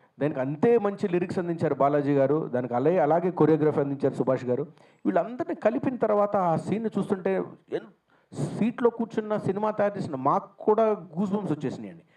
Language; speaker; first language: Telugu; native; Telugu